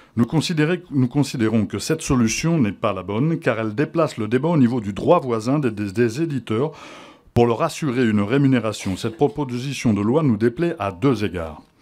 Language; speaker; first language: French; native; French